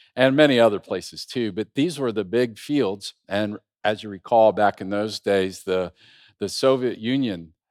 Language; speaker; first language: English; native; English